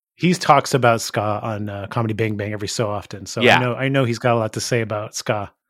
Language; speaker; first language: English; native; English